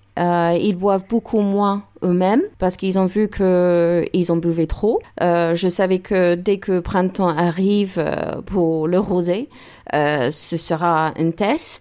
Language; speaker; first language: French; non-native, learner; English